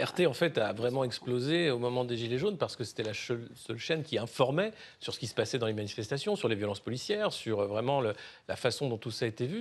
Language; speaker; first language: French; native; French